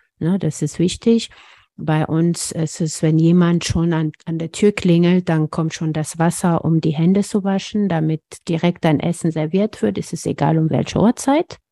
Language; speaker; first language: German; non-native, fluent; Amharic